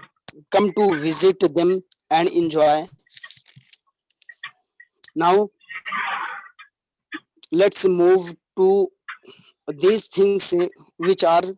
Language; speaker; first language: English; non-native, learner; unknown